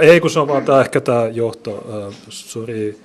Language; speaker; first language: Finnish; native; Finnish